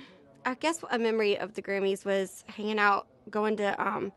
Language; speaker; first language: English; native; English